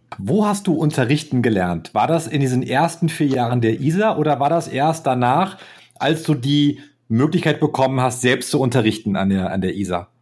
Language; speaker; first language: German; native; German